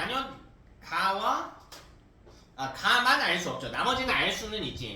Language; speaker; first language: Korean; native; Korean